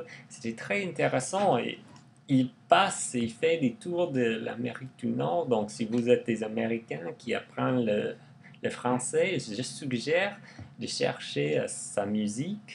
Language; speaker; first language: French; non-native, learner; English